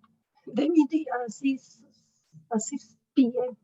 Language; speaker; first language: French; non-native, learner; Spanish